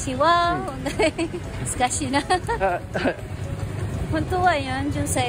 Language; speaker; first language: Japanese; non-native, learner; Filipino